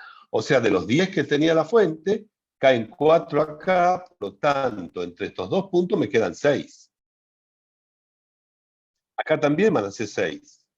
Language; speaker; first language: Spanish; native; Spanish